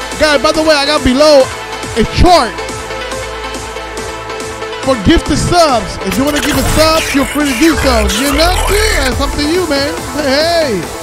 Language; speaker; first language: English; native; English